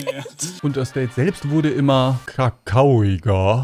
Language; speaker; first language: German; native; German